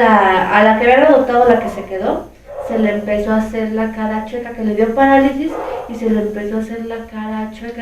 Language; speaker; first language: Spanish; native; Spanish